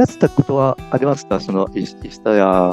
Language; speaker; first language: Japanese; non-native, fluent; Cantonese